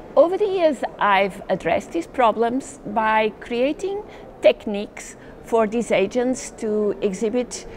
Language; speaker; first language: English; non-native, fluent; Portuguese